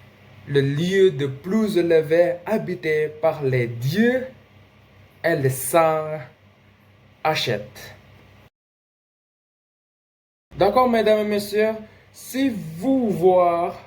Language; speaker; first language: French; non-native, learner; Indonesian